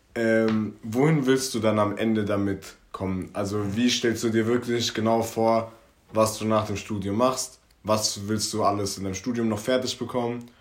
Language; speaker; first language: German; native; German